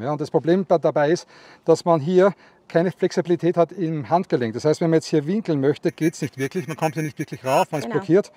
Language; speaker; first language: German; native; German